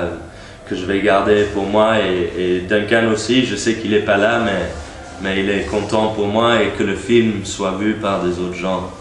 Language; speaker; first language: French; non-native, learner; English